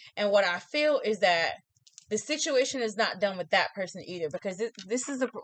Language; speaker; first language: English; native; English